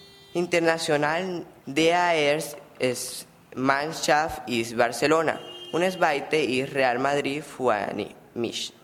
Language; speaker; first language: German; non-native, learner; Spanish